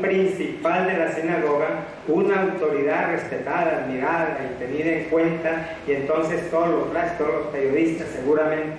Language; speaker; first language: Spanish; native; Spanish